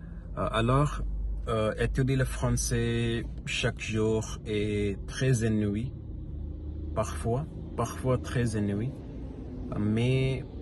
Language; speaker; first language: French; non-native, learner; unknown